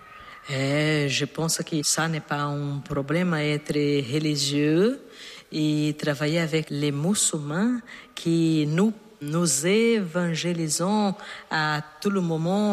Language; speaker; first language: French; non-native, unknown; Portuguese